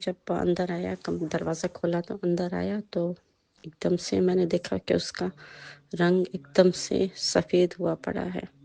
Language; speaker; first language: Hindi; native; Hindi